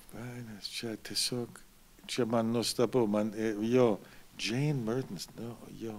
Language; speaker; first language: Lithuanian; early bilingual, heritage; Lithuanian